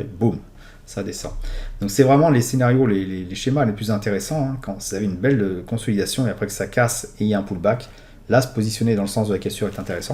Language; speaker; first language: French; native; French